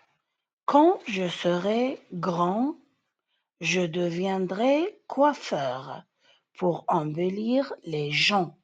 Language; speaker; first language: French; non-native, fluent; Arabic